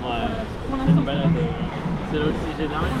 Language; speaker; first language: French; native; French